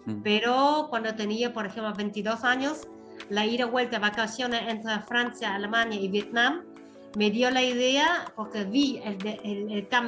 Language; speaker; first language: Spanish; non-native, fluent; Vietnamese